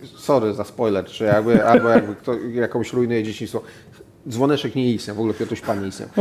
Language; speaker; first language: Polish; native; Polish